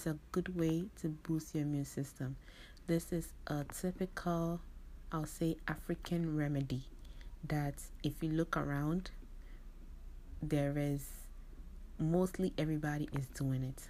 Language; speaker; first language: English; non-native, local second language; Akan